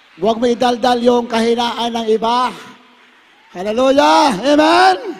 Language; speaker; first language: Filipino; native; Filipino